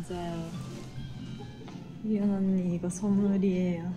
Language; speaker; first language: Korean; non-native, fluent; Japanese